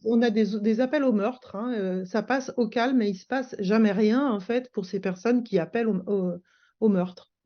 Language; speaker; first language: French; native; French